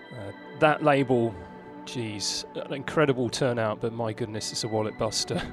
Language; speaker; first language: English; native; English